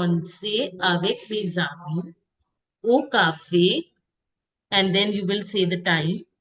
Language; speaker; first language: French; non-native, fluent; Hindi